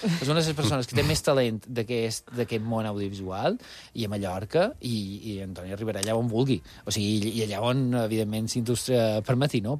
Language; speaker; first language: Catalan; native; Catalan